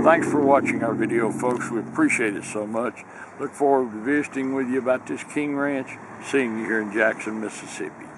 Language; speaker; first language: English; native; English